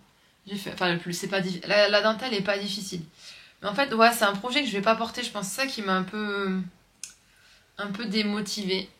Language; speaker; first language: French; native; French